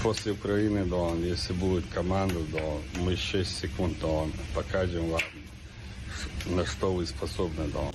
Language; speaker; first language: Russian; non-native, local second language; Chechen